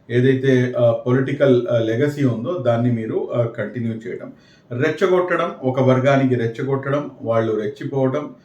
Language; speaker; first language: Telugu; non-native, local second language; Urdu